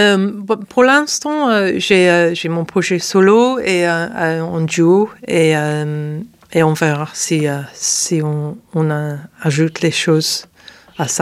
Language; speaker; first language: French; non-native, fluent; English